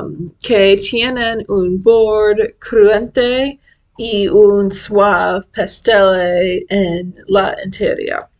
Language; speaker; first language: Spanish; non-native, learner; English